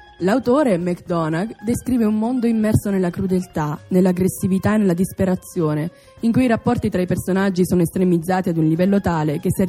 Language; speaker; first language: Italian; native; Italian